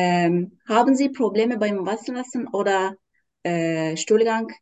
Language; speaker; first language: German; non-native, learner; Turkish